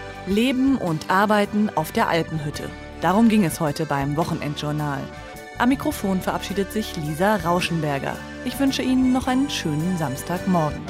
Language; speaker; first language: German; native; German